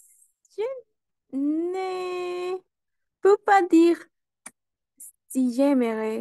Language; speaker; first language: French; non-native, learner; Spanish